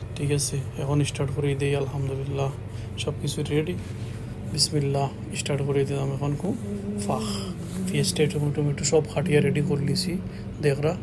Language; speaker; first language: Bangla; non-native, local second language; Sylheti